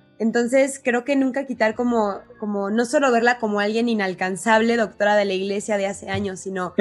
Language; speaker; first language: Spanish; native; Spanish